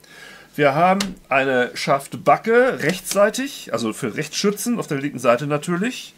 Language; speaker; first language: German; native; German